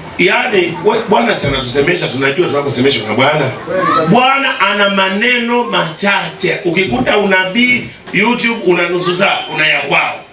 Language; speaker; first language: Swahili; native; Swahili